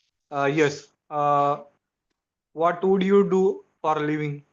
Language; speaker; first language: English; non-native, learner; Hindi